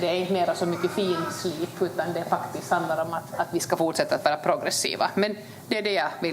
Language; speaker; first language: Swedish; native; Swedish